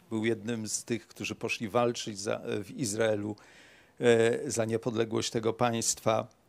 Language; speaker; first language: Polish; native; Polish